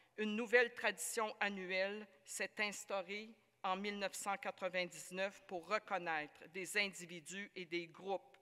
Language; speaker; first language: French; native; French